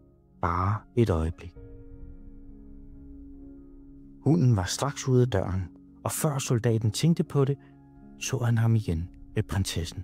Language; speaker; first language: Danish; native; Danish